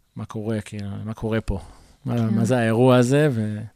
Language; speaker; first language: Hebrew; native; Hebrew